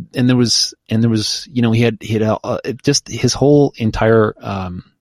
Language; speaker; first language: English; native; English